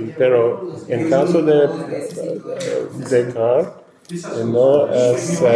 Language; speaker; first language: Spanish; non-native, learner; English